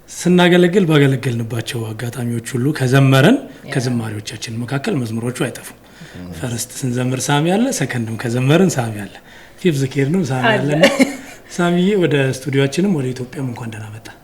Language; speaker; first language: Amharic; native; Amharic